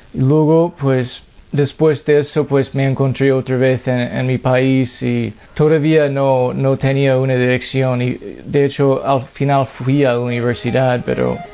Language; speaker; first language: Spanish; non-native, fluent; English